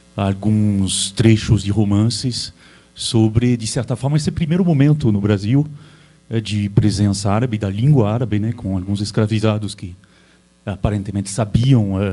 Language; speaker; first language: Portuguese; non-native, fluent; French